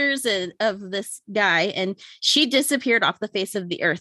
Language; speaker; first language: English; native; English